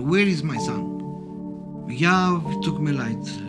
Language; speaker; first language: English; non-native, learner; Romanian